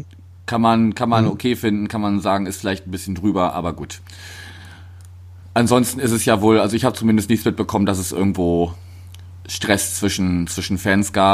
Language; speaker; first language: German; native; German